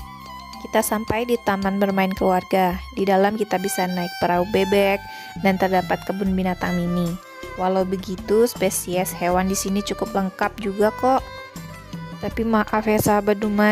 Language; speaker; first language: Indonesian; native; Indonesian